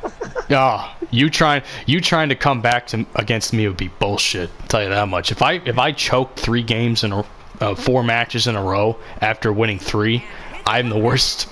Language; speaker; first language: English; native; English